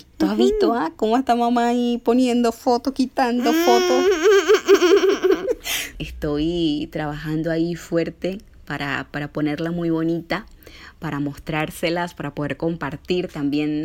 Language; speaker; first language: Spanish; native; Spanish